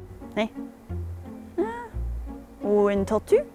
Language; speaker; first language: French; native; French